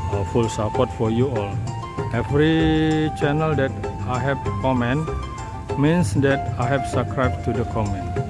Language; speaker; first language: English; non-native, learner; Indonesian